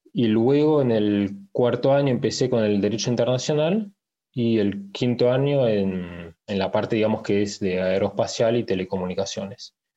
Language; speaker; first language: Spanish; early bilingual, heritage; Spanish